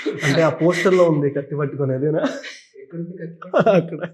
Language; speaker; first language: Telugu; native; Telugu